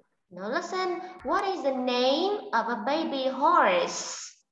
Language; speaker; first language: English; non-native, fluent; Vietnamese